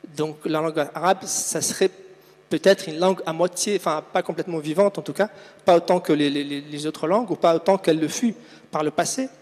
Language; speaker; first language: French; non-native, local second language; Arabic